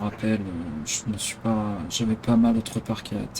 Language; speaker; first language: French; native; French